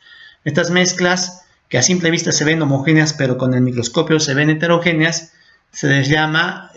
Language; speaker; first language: Spanish; native; Spanish